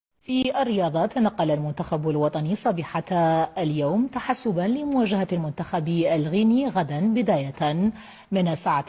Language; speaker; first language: Arabic; native; Arabic